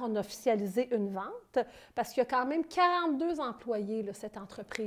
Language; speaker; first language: French; native; French